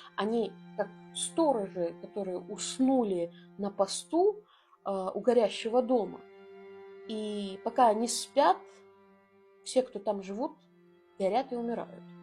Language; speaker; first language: Russian; non-native, local second language; Abkhazian